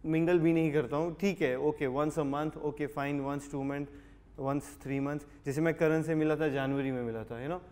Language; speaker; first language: Hindi; native; Hindi